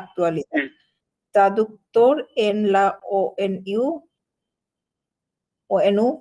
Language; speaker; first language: Spanish; non-native, learner; Bangla